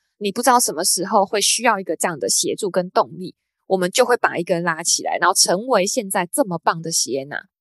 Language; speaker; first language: Chinese; native; Chinese